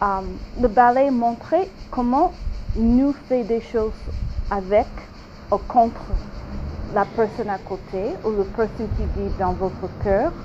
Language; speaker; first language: French; non-native, fluent; English